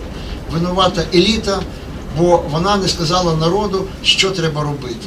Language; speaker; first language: Ukrainian; native; Ukrainian